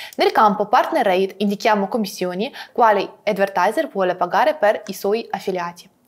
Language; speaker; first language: Italian; non-native, fluent; Russian